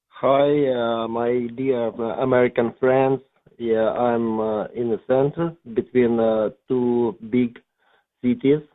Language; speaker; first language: English; non-native, learner; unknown